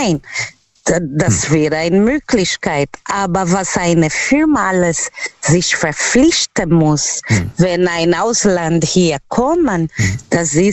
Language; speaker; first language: German; non-native, learner; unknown